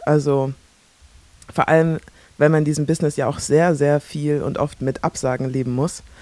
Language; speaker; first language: German; early bilingual, other home language; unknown